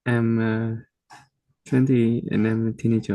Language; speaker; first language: English; non-native, learner; Vietnamese